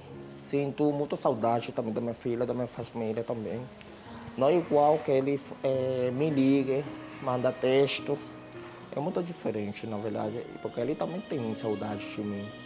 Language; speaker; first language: Portuguese; non-native, fluent; Spanish